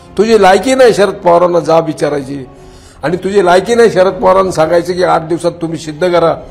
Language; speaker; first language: Marathi; native; Marathi